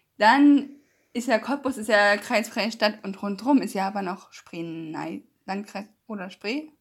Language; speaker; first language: German; native; German